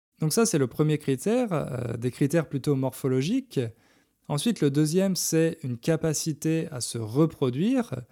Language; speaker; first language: French; native; French